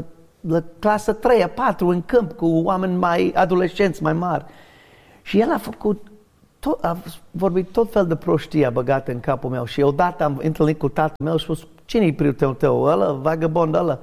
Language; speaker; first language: Romanian; non-native, learner; English